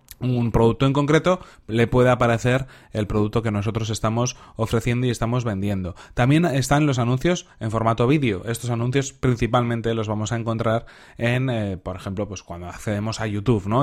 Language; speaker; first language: Spanish; native; Spanish